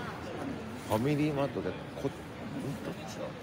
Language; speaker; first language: Japanese; native; Japanese